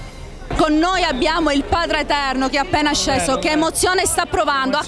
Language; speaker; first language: Italian; native; Italian